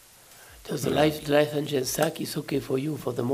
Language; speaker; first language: English; non-native, learner; French